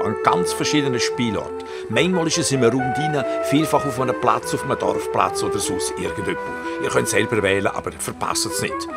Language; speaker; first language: German; native; German